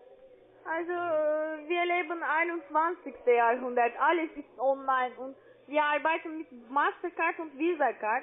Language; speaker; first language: German; non-native, learner; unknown